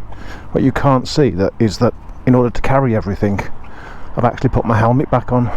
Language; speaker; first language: English; native; English